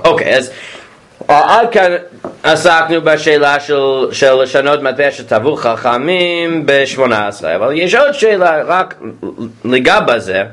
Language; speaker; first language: Hebrew; non-native, fluent; English